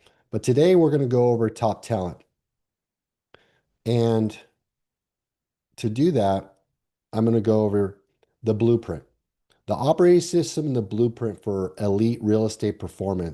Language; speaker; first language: English; native; English